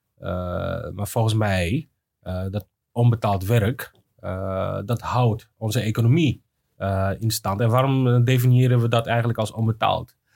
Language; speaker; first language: Dutch; native; Dutch